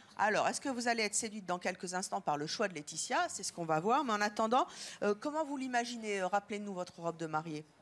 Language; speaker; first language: French; native; French